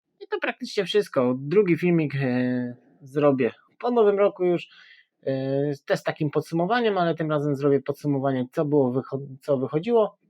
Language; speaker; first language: Polish; native; Polish